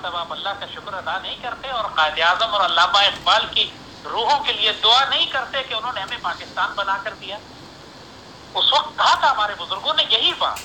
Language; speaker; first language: Urdu; native; Urdu